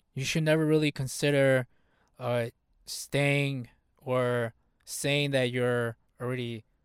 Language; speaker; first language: English; early bilingual, other home language; Hmong